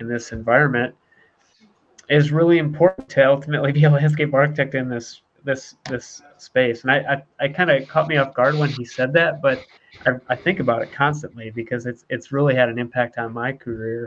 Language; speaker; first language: English; native; English